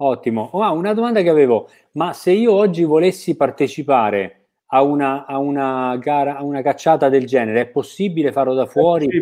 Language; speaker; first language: Italian; native; Italian